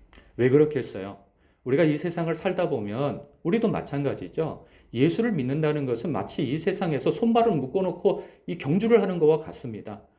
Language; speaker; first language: Korean; native; Korean